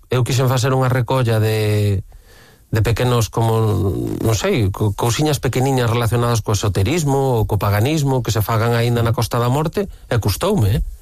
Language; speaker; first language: Galician; native; Galician